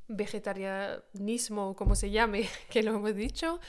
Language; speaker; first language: Spanish; non-native, fluent; French